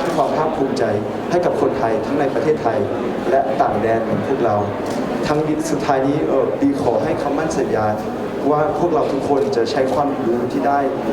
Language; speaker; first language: Thai; early bilingual, heritage; Thai